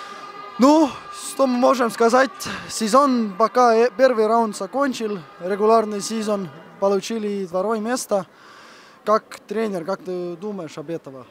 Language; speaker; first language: Russian; non-native, learner; Estonian